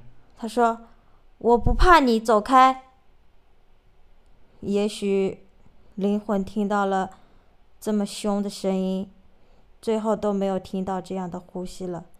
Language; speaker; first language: Chinese; native; Chinese